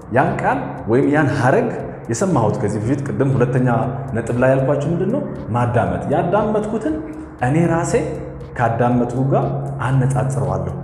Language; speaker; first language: Amharic; non-native, fluent; Arabic